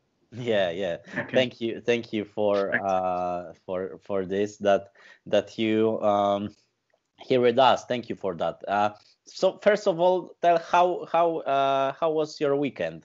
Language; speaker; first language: English; non-native, learner; Polish